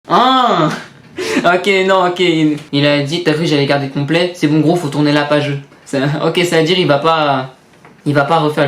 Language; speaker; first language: French; native; French